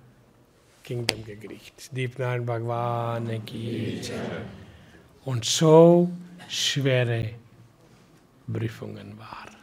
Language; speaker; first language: German; non-native, learner; Hindi